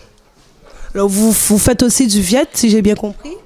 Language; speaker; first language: French; native; French